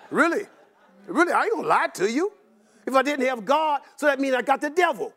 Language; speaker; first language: English; native; English